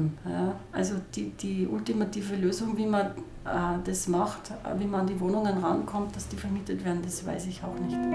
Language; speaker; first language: German; native; German